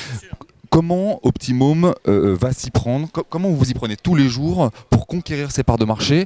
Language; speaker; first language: French; native; French